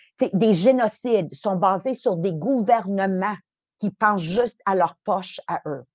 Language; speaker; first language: French; early bilingual, other home language; Italian